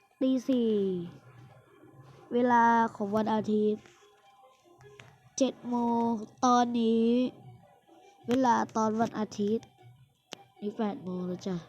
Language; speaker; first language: Thai; native; Thai